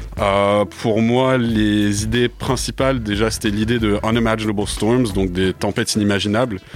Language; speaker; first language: French; early bilingual, other home language; English